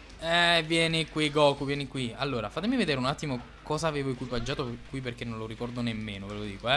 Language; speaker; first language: Italian; native; Italian